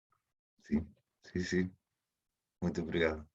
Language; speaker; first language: Portuguese; non-native, fluent; Spanish